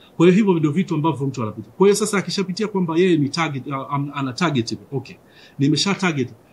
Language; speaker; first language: Swahili; native; Swahili